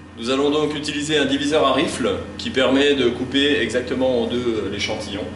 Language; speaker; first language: French; native; French